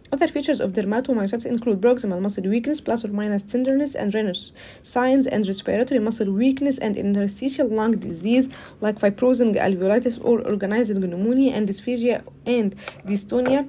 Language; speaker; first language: English; non-native, fluent; Arabic